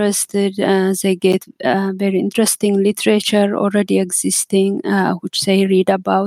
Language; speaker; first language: English; non-native, fluent; Amharic